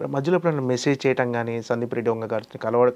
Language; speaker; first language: Telugu; native; Telugu